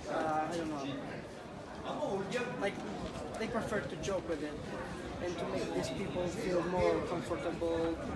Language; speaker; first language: English; non-native, fluent; Italian